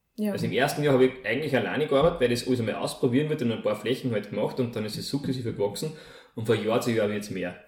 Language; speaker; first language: German; native; German